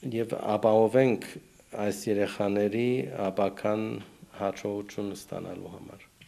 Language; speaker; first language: Armenian; early bilingual, heritage; Armenian